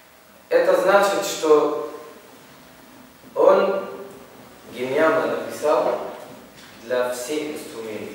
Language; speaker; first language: Russian; non-native, learner; Arabic